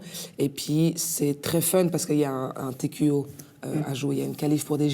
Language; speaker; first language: French; native; French